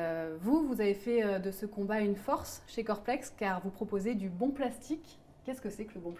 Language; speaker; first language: French; native; French